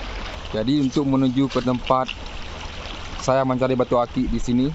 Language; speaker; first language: Indonesian; non-native, local second language; Achinese